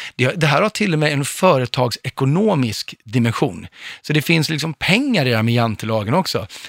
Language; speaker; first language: Swedish; native; Swedish